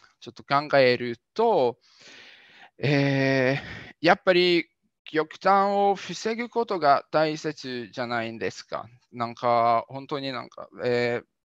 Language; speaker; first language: Japanese; non-native, fluent; Hungarian